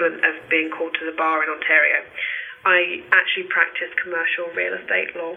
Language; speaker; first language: English; native; English